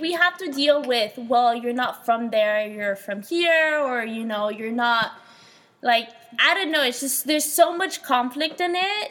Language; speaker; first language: English; early bilingual, other home language; Spanish